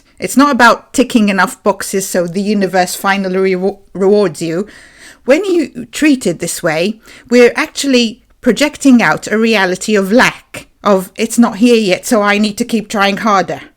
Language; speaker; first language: English; native; English